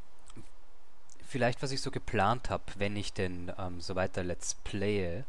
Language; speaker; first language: German; native; German